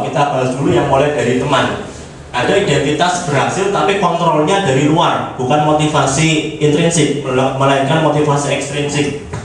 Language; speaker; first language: Indonesian; native; Indonesian